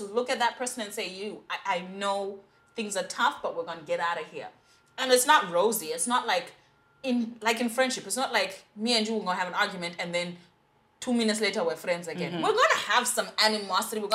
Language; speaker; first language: English; non-native, local second language; Shona